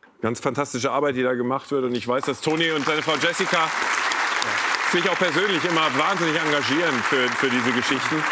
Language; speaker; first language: German; native; German